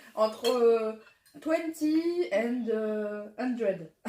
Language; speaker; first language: English; non-native, learner; French